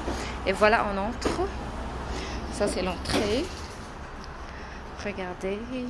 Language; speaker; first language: French; non-native, fluent; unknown